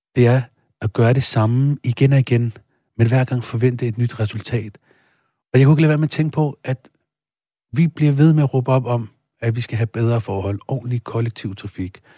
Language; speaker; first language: Danish; early bilingual, other home language; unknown